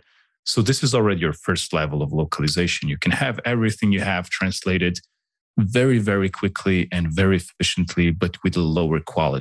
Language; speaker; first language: English; non-native, fluent; Slovenian